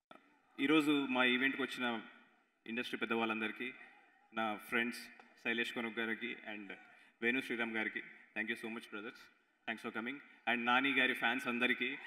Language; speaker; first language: Telugu; native; Telugu